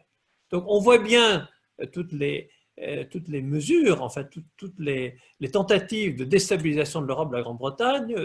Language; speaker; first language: French; native; French